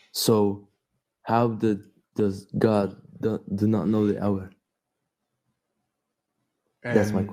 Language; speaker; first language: English; non-native, learner; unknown